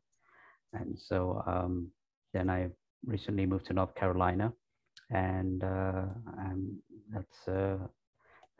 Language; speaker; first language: English; native; English